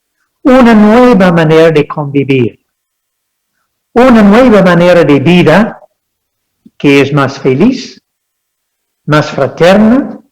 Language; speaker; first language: Spanish; non-native, fluent; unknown